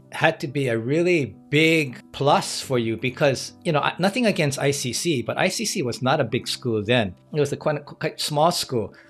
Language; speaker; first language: English; native; English